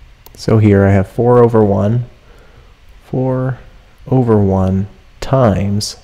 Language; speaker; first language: English; native; English